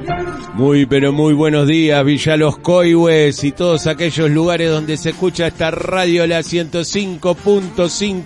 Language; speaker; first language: Spanish; native; Spanish